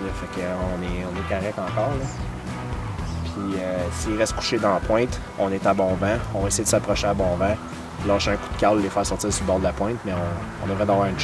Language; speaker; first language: French; native; French